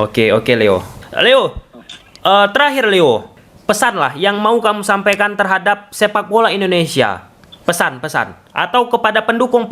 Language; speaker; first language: Indonesian; native; Indonesian